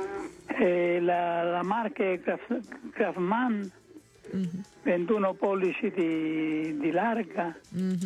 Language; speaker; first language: Italian; early bilingual, heritage; Italian